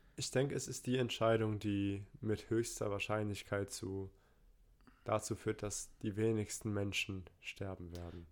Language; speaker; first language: German; early bilingual, other home language; Turkish